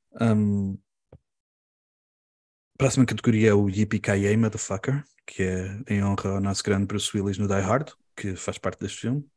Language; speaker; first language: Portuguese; early bilingual, heritage; Portuguese